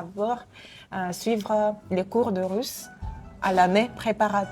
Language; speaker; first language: French; non-native, fluent; Russian